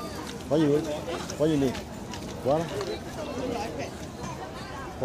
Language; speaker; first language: English; non-native, learner; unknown